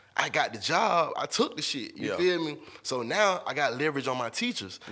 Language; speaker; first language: English; native; English